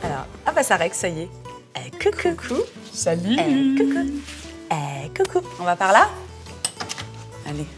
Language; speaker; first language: French; native; French